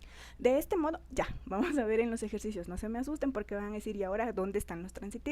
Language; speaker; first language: Spanish; native; Spanish